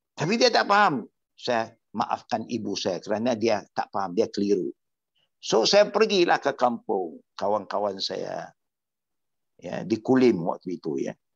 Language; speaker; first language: Malay; non-native, local second language; Chinese